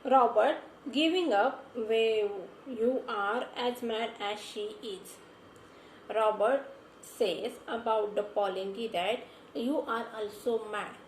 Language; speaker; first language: English; non-native, local second language; Marathi